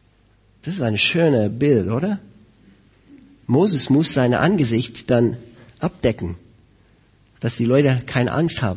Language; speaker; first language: German; non-native, fluent; English